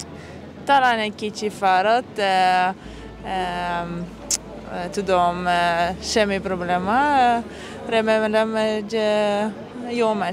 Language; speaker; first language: Hungarian; non-native, learner; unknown